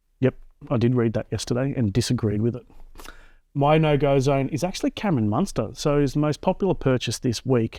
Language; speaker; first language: English; native; English